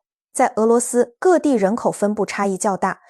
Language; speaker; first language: Chinese; native; Chinese